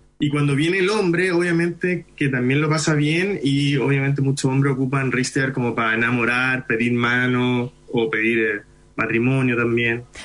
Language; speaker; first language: Spanish; early bilingual, other home language; Hindi